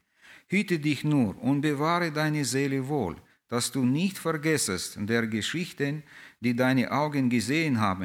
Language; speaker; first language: German; non-native, fluent; Russian